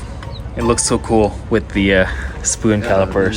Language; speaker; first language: English; native; English